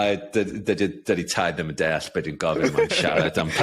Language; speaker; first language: Welsh; non-native, local second language; English